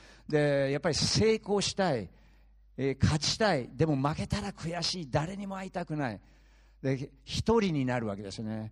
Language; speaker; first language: Japanese; early bilingual, heritage; Japanese